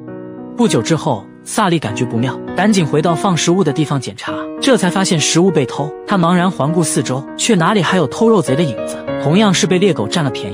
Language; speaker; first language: Chinese; native; Chinese